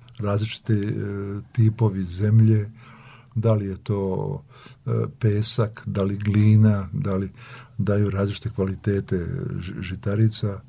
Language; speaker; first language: Serbian; native; Serbian